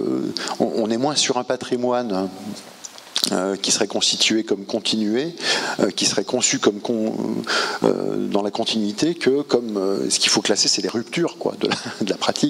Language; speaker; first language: French; native; French